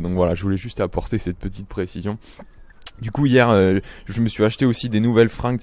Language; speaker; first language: French; native; French